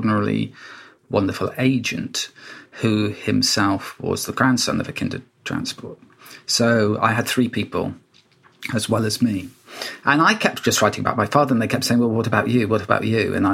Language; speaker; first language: English; native; English